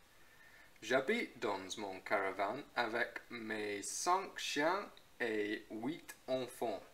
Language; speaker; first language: French; non-native, learner; English